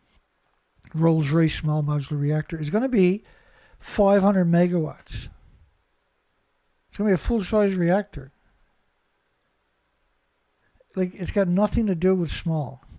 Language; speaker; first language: English; native; English